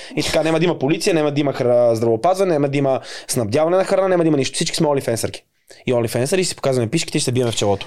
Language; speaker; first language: Bulgarian; native; Bulgarian